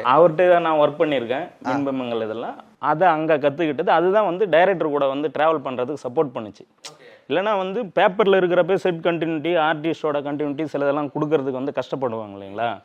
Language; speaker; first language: Tamil; native; Tamil